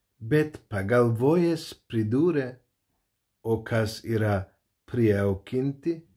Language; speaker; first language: Lithuanian; non-native, learner; Turkish